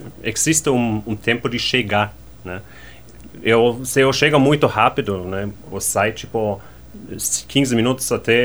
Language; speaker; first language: Portuguese; non-native, fluent; German